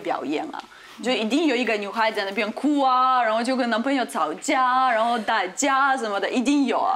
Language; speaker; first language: Chinese; non-native, fluent; French